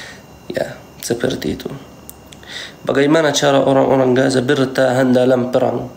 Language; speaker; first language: Indonesian; non-native, fluent; Arabic